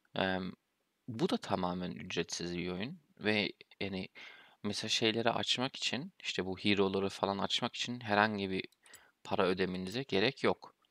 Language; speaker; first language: Turkish; early bilingual, heritage; Turkish